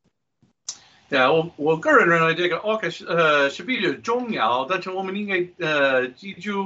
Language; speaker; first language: Chinese; non-native, fluent; English